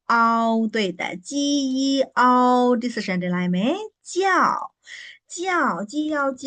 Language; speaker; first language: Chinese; non-native, fluent; Burmese